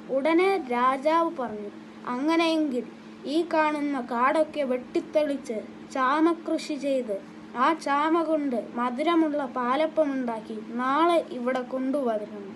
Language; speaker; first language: Malayalam; non-native, learner; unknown